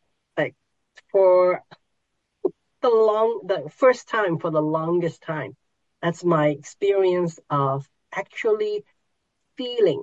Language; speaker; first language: English; non-native, local second language; Cantonese